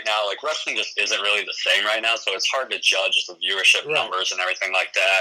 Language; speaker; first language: English; native; English